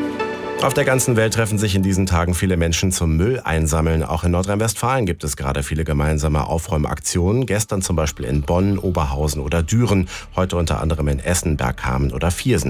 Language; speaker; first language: German; native; German